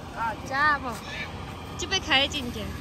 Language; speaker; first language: Korean; non-native, learner; Khmer